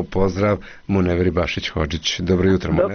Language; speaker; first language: Croatian; native; Croatian